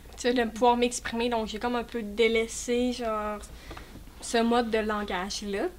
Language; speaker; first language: French; native; French